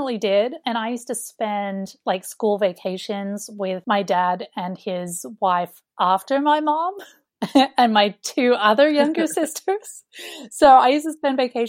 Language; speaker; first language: English; native; English